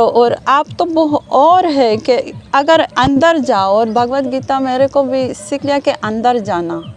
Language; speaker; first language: Hindi; non-native, learner; Hebrew